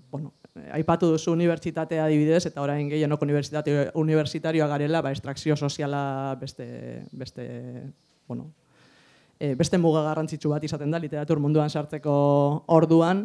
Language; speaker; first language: Basque; native; Basque